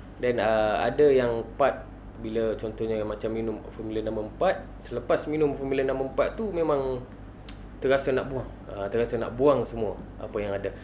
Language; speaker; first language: Malay; native; Malay